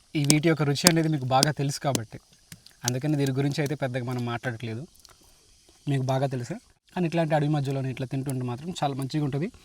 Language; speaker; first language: Telugu; native; Telugu